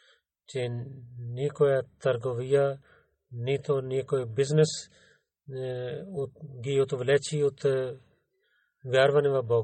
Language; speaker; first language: Bulgarian; non-native, learner; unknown